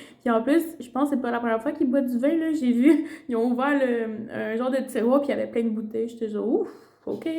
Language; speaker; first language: French; early bilingual, other home language; Spanish